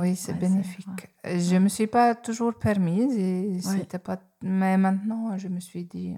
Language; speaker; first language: French; non-native, fluent; Hungarian